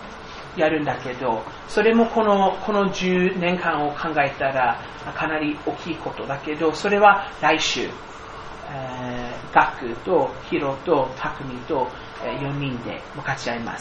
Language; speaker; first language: Japanese; non-native, fluent; English